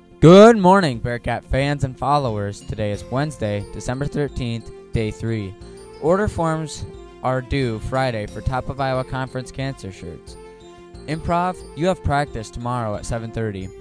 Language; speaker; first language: English; native; English